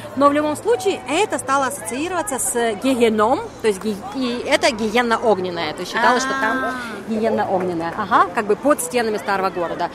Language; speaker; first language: Russian; native; Russian